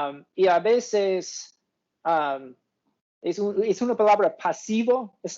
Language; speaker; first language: Spanish; non-native, fluent; English